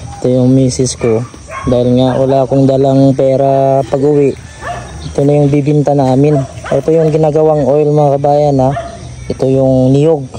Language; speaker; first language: Filipino; non-native, local second language; Cebuano